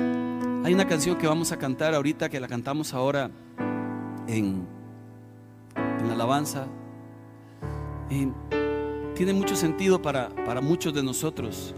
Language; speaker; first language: Spanish; native; Spanish